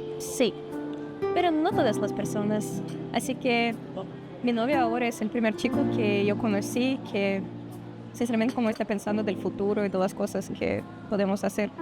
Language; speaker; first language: Spanish; non-native, fluent; Russian